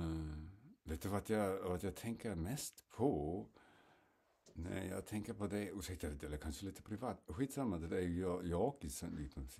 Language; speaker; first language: Swedish; non-native, fluent; German